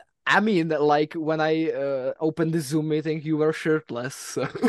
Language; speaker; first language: English; non-native, fluent; Czech